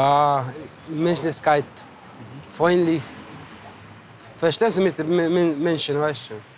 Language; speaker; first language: German; non-native, learner; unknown